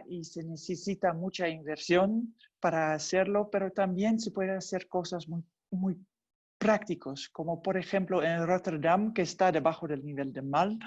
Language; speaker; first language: Spanish; non-native, fluent; Dutch